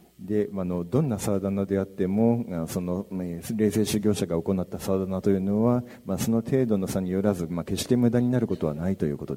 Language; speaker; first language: Japanese; native; Japanese